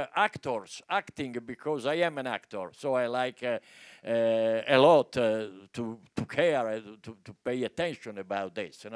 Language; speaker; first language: English; non-native, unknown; Italian